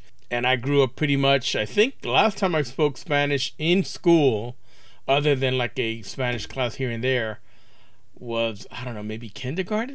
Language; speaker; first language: English; early bilingual, other home language; Spanish